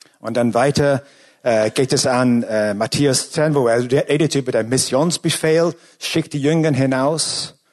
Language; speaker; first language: German; non-native, fluent; English